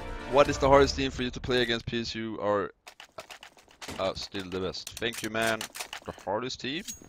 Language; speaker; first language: English; non-native, fluent; Swedish